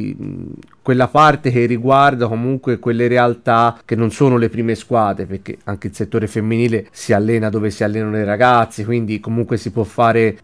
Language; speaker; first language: Italian; native; Italian